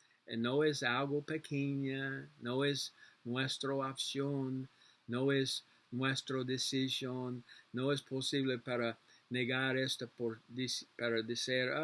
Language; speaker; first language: Spanish; non-native, learner; English